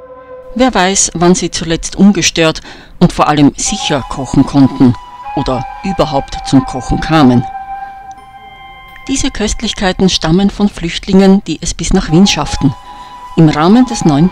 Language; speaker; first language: German; native; German